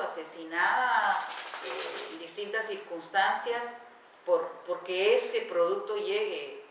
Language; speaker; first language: Spanish; native; Spanish